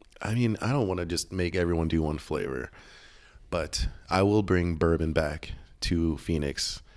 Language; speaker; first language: English; native; English